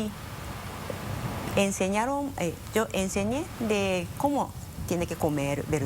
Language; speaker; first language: Spanish; non-native, fluent; Japanese